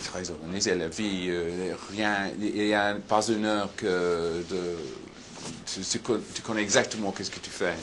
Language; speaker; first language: French; non-native, learner; English